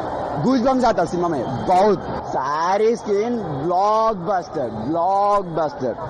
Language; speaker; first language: Hindi; non-native, local second language; Telugu